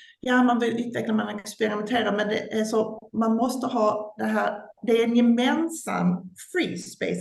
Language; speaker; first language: Swedish; non-native, fluent; English